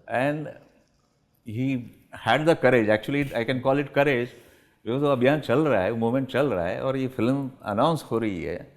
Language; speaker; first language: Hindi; non-native, local second language; Tamil